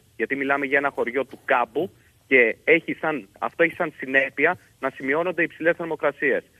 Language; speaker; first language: Greek; native; Greek